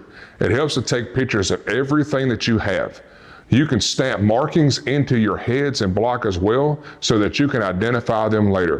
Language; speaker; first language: English; native; English